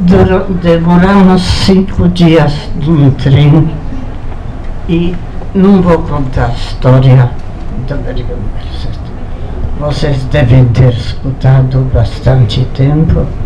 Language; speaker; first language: Portuguese; non-native, fluent; Polish